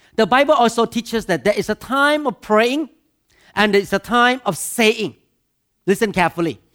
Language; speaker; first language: English; non-native, fluent; Thai